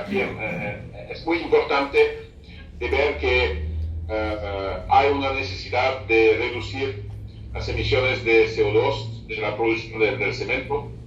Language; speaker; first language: Spanish; non-native, fluent; French